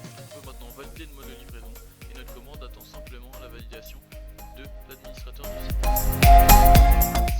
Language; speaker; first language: French; native; French